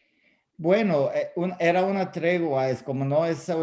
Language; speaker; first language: Spanish; non-native, fluent; Arabic